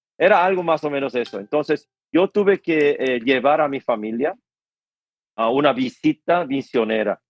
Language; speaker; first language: Spanish; non-native, fluent; Korean